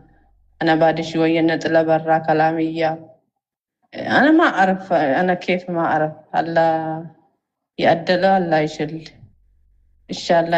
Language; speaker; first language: Arabic; non-native, learner; Amharic